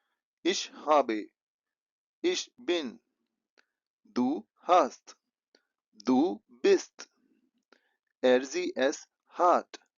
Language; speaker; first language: German; non-native, fluent; Hindi